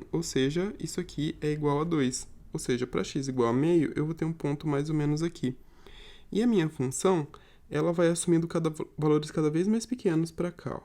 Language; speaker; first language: Portuguese; native; Portuguese